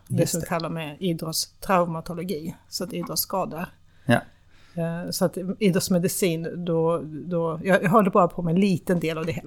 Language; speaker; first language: Swedish; native; Swedish